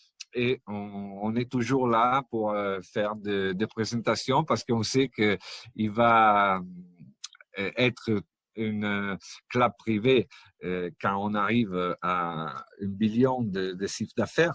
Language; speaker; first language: French; non-native, fluent; Italian